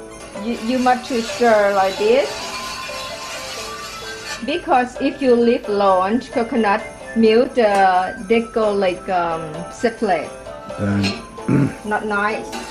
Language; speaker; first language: English; non-native, learner; Thai